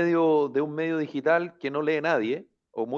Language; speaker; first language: Spanish; native; Spanish